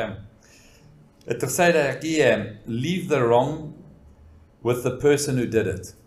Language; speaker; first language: English; early bilingual, other home language; Portuguese